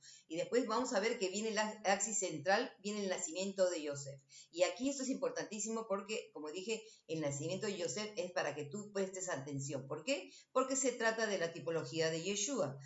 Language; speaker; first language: Spanish; native; Spanish